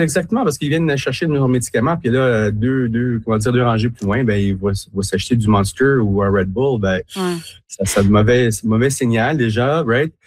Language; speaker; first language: French; native; French